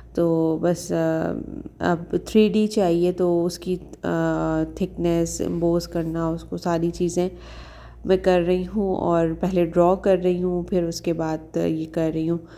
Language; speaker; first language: Urdu; native; Urdu